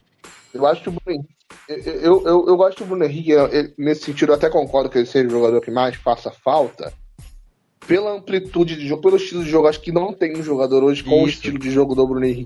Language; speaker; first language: Portuguese; native; Portuguese